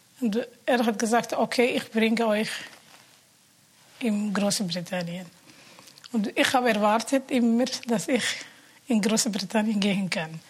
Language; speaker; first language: German; non-native, learner; Somali